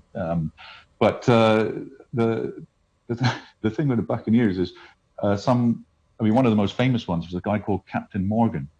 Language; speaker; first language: English; native; English